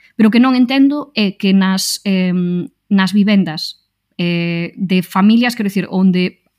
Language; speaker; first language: Galician; non-native, local second language; Spanish